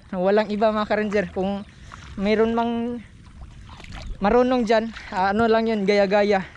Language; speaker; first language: Filipino; non-native, local second language; Iloko